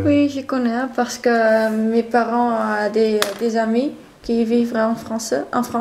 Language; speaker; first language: French; non-native, learner; Dutch